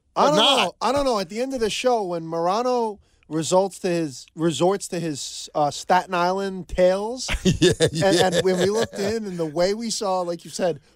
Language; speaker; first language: English; native; English